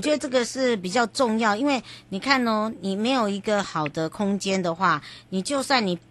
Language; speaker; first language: Chinese; native; Chinese